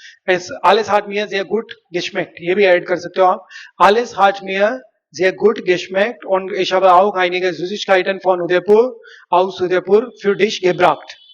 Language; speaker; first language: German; non-native, fluent; Hindi